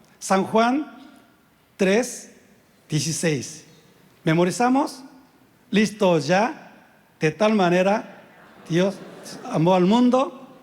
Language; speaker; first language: Spanish; non-native, fluent; Korean